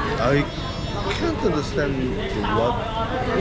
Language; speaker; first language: English; non-native, learner; Korean